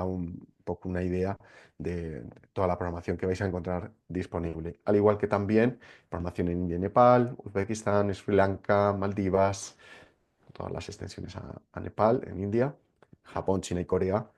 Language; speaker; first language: Spanish; native; Spanish